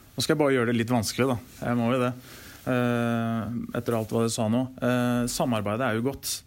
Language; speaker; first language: Norwegian; native; Norwegian